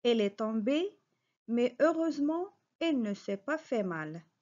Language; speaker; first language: French; non-native, local second language; Arabic